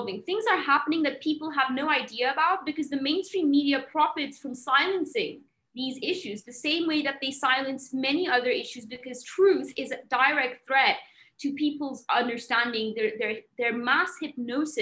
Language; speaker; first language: English; native; English